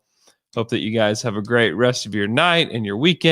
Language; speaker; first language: English; native; English